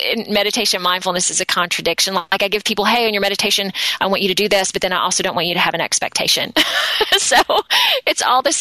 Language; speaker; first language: English; native; English